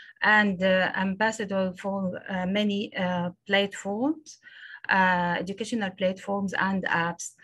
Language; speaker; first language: English; non-native, local second language; Arabic